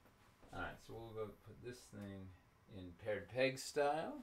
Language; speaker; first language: English; native; English